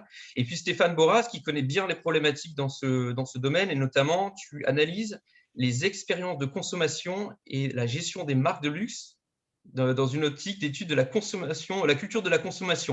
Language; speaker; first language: French; native; French